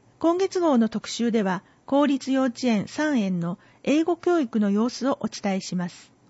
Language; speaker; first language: Japanese; native; Japanese